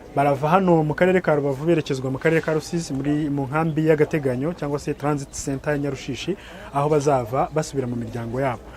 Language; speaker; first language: Kinyarwanda; native; Kinyarwanda